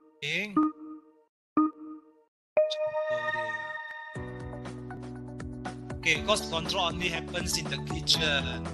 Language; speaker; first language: English; non-native, local second language; Malay